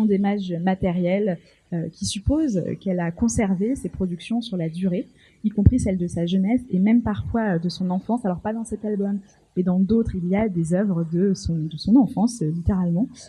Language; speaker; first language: French; native; French